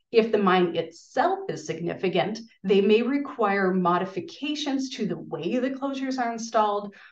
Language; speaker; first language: English; native; English